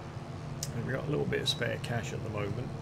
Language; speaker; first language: English; native; English